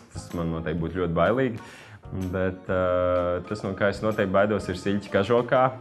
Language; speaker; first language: Latvian; native; Latvian